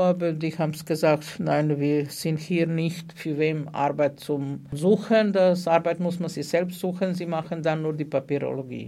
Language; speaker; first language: German; non-native, learner; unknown